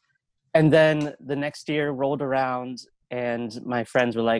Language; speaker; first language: English; native; English